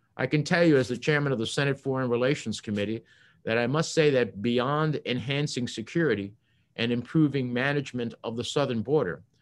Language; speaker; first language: English; early bilingual, other home language; Spanish